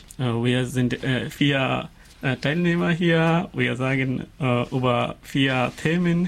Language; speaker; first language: German; non-native, learner; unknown